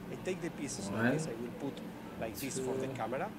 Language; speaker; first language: English; non-native, fluent; Spanish